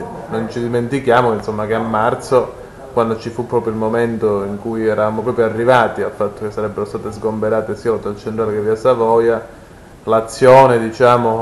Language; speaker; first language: Italian; native; Italian